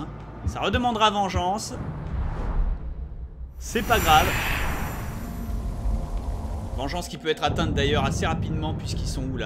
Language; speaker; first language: French; native; French